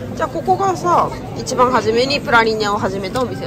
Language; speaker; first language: Japanese; native; Japanese